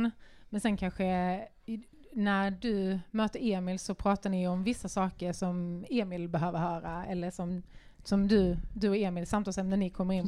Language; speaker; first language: Swedish; native; Swedish